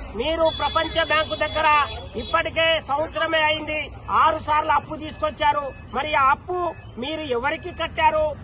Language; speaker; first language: Telugu; non-native, local second language; Lambadi